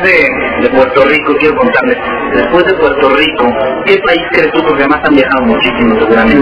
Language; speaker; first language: Spanish; native; Spanish